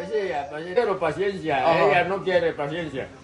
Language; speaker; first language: Spanish; non-native, local second language; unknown